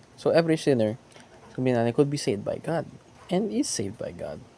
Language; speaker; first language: English; non-native, local second language; Filipino